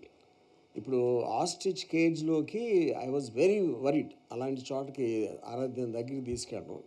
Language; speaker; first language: Telugu; native; Telugu